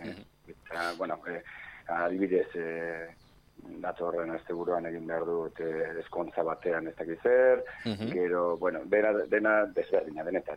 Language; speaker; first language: Basque; non-native, local second language; Spanish